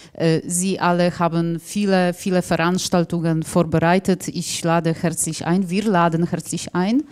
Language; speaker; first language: German; non-native, fluent; Polish